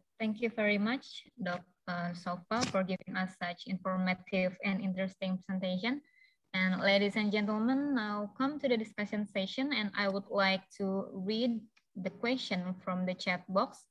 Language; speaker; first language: English; non-native, fluent; Indonesian